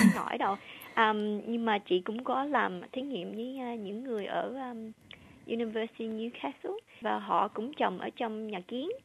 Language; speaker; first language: Vietnamese; early bilingual, heritage; Vietnamese